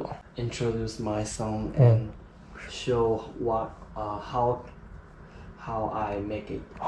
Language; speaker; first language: English; non-native, learner; Chinese